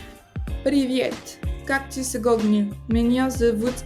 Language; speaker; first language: Russian; non-native, learner; French